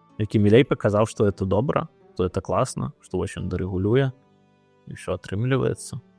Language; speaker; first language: Belarusian; non-native, local second language; Russian